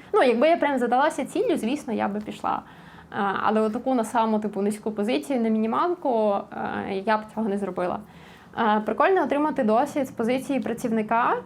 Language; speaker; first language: Ukrainian; native; Ukrainian